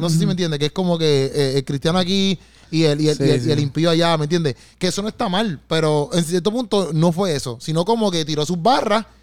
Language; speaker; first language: Spanish; native; Spanish